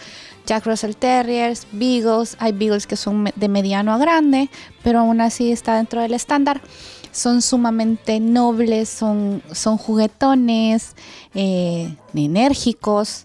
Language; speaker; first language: Spanish; native; Spanish